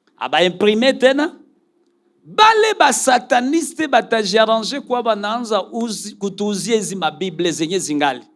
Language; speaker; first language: Swahili; native; Swahili